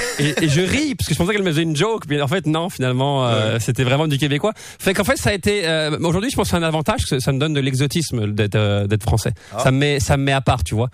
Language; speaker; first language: French; native; French